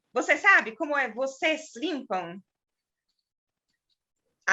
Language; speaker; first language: Portuguese; non-native, fluent; German